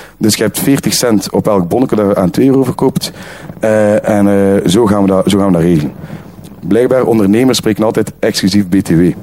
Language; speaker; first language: Dutch; native; Dutch